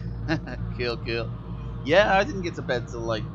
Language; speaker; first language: English; native; English